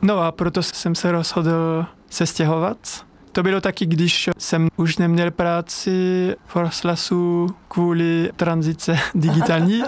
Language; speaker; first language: Czech; non-native, fluent; French